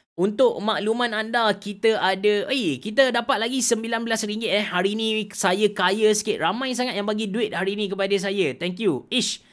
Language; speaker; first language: Malay; native; Malay